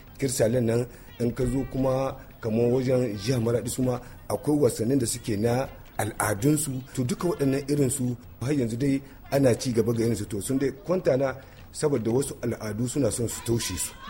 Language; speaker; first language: Hausa; native; Hausa